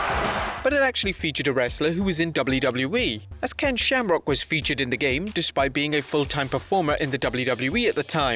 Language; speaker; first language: English; native; English